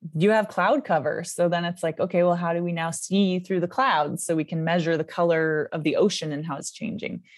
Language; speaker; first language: English; native; English